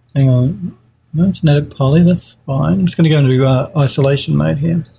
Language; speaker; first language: English; native; English